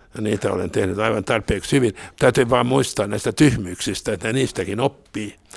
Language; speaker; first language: Finnish; non-native, local second language; Swedish